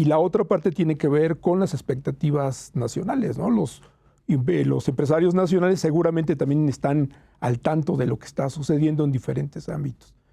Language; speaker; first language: Spanish; native; Spanish